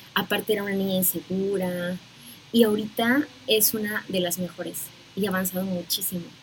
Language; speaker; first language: Spanish; native; Spanish